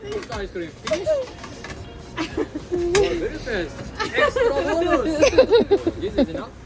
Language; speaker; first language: English; non-native, learner; Turkish